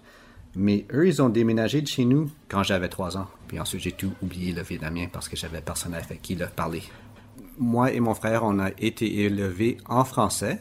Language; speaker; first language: French; native; French